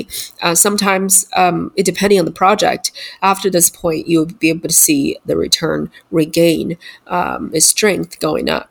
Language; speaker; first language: English; non-native, fluent; Chinese